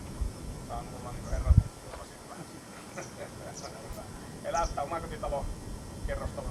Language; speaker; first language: Finnish; native; Finnish